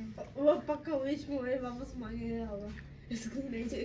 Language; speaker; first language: Hindi; non-native, local second language; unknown